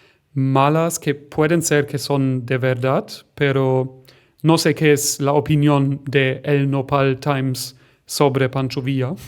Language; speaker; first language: Spanish; non-native, fluent; German